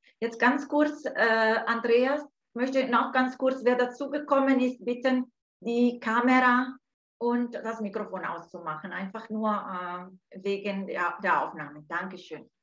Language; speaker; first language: German; non-native, fluent; Italian